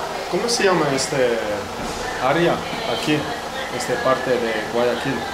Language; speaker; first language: Spanish; non-native, learner; English